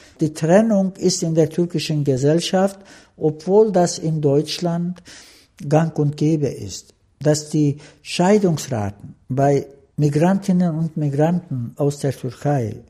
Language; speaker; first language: German; non-native, fluent; Turkish